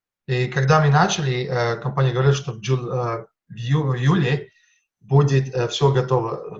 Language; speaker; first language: Russian; non-native, fluent; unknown